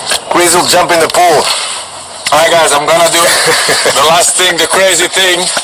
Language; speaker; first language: English; non-native, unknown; Portuguese